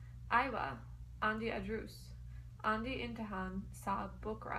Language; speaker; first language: Arabic; non-native, learner; English